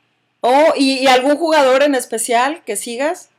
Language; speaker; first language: Spanish; native; Spanish